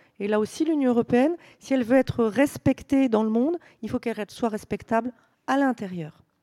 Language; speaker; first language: French; native; French